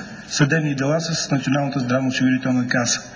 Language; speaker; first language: Bulgarian; native; Bulgarian